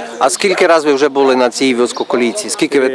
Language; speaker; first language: Polish; non-native, learner; Ukrainian